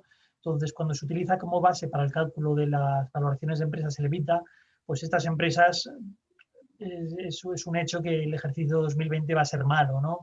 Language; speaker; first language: Spanish; native; Spanish